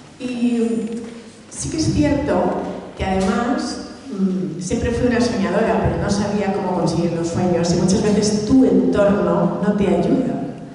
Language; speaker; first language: Spanish; early bilingual, other home language; Catalan